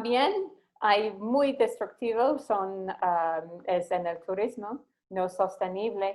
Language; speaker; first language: Spanish; non-native, fluent; English